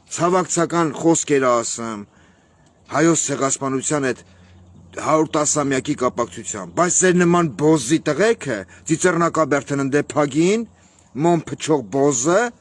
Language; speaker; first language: Armenian; native; Armenian